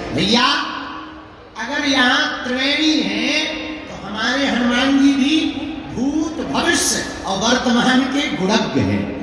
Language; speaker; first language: Hindi; native; Hindi